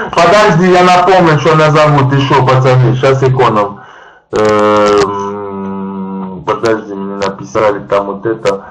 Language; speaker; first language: Russian; non-native, learner; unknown